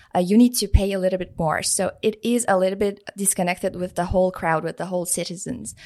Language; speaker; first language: English; non-native, fluent; Persian